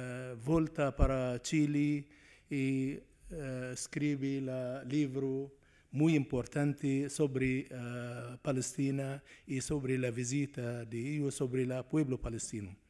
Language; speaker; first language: Spanish; non-native, learner; Arabic